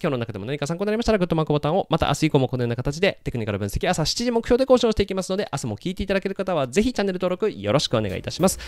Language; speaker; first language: Japanese; native; Japanese